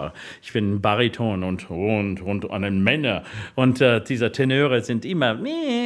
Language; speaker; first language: German; non-native, fluent; English